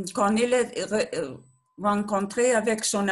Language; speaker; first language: French; non-native, learner; Spanish